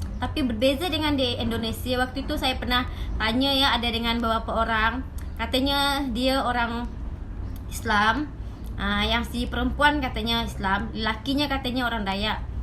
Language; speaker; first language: Malay; native; Malay